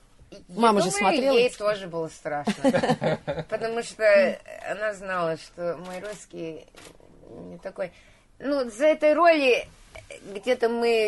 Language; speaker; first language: Russian; early bilingual, heritage; Russian